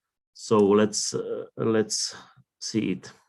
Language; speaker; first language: English; non-native, learner; Czech